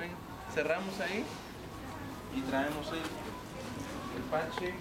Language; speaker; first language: Spanish; native; Spanish